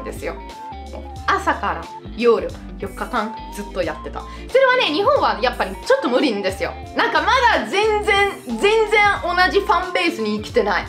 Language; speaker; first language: Japanese; non-native, fluent; Italian